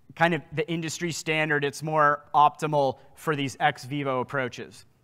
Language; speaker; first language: English; native; English